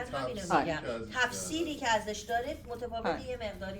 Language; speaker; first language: Persian; native; Persian